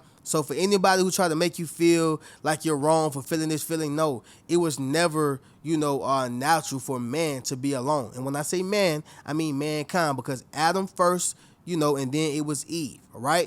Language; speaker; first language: English; native; English